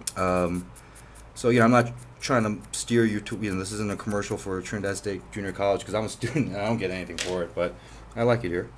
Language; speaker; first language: English; native; English